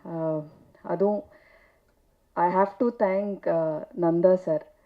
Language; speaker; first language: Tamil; non-native, learner; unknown